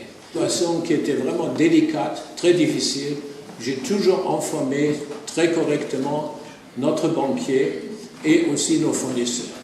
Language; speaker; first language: French; non-native, fluent; German